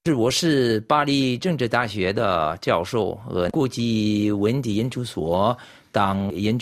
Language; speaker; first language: Chinese; non-native, fluent; French